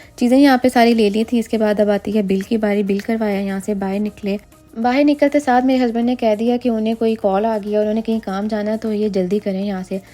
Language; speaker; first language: Urdu; native; Urdu